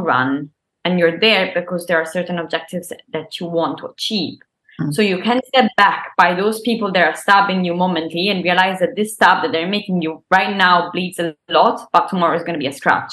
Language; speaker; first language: English; non-native, fluent; Italian